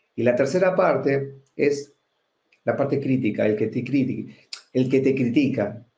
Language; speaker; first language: Spanish; native; Spanish